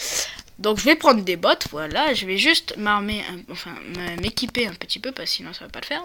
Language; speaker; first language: French; native; French